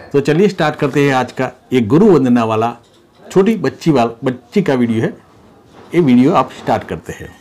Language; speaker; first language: Hindi; non-native, local second language; Gujarati